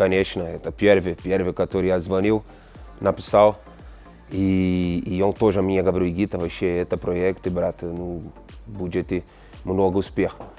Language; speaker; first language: Russian; non-native, learner; Portuguese